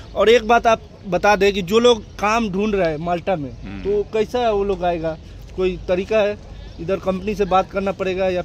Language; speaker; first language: Hindi; native; Hindi